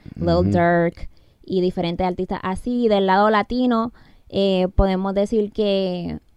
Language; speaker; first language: Spanish; early bilingual, heritage; Spanish